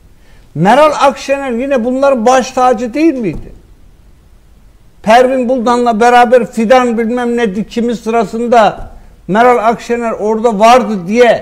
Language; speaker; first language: Turkish; native; Turkish